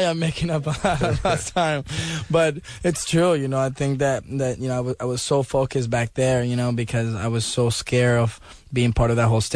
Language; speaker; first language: English; non-native, fluent; Spanish